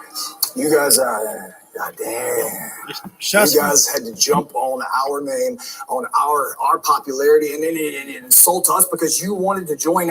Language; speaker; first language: English; native; English